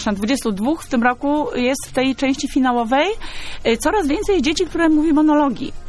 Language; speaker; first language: Polish; native; Polish